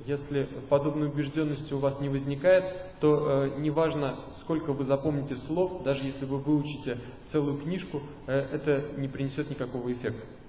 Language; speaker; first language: Russian; native; Russian